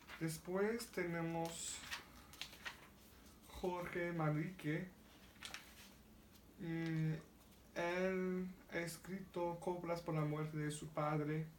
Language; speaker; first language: Spanish; non-native, learner; English